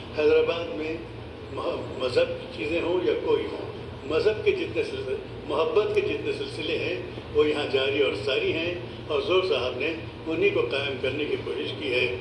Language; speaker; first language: Urdu; native; Urdu